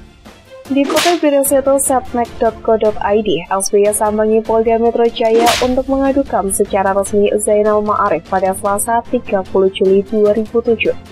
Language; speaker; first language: Indonesian; native; Indonesian